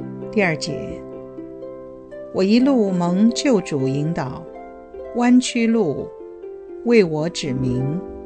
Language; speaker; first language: Chinese; native; Chinese